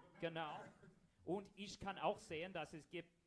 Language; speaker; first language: German; non-native, learner; English